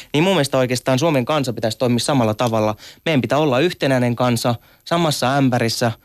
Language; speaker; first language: Finnish; early bilingual, other home language; Arabic